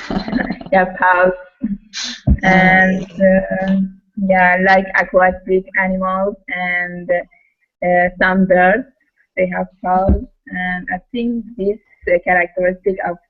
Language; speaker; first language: English; non-native, learner; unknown